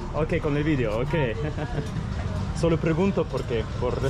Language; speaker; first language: Spanish; non-native, fluent; Russian